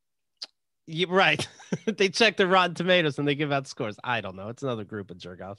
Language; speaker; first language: English; native; English